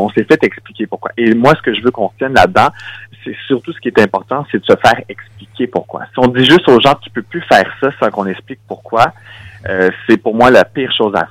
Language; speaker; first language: French; native; French